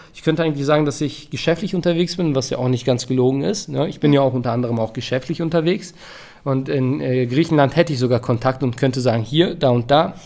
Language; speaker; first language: German; early bilingual, other home language; Turkish